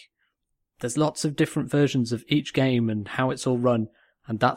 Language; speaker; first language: English; native; English